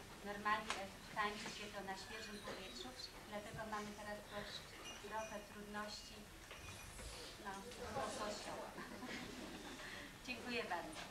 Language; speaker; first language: Polish; non-native, fluent; German